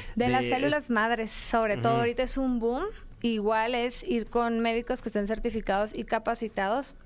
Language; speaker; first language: Spanish; native; Spanish